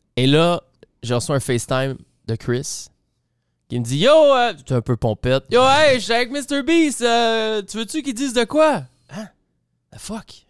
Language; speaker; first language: French; native; French